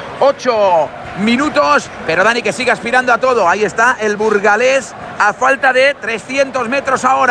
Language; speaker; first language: Spanish; native; Spanish